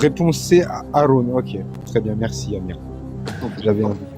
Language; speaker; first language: French; native; French